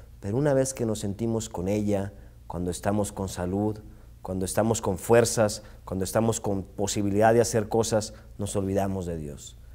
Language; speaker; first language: Spanish; native; Spanish